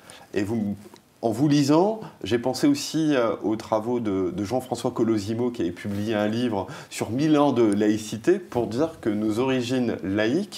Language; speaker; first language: French; native; French